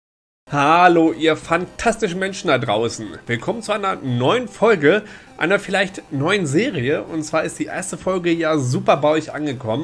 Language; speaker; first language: German; native; German